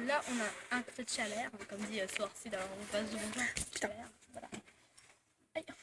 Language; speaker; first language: French; native; French